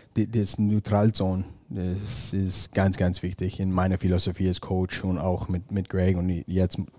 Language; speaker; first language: German; non-native, fluent; English